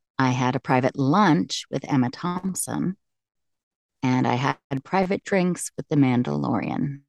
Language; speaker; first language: English; native; English